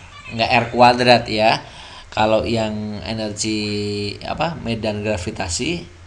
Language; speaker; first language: Indonesian; native; Indonesian